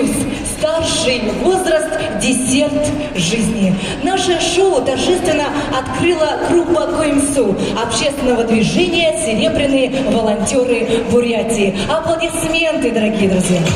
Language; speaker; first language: Russian; native; Russian